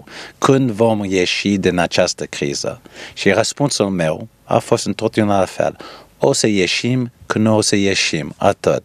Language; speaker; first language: Romanian; early bilingual, heritage; Romanian